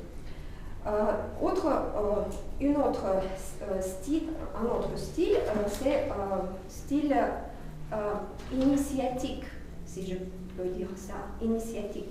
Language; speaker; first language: French; non-native, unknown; Russian